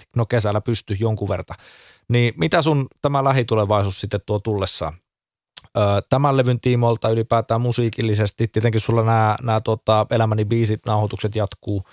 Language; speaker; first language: Finnish; native; Finnish